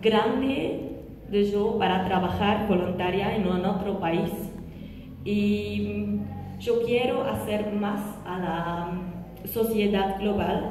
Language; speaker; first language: Spanish; non-native, learner; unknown